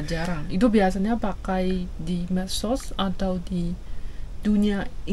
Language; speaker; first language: Indonesian; non-native, fluent; Chinese